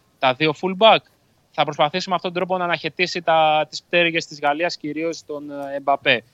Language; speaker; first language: Greek; native; Greek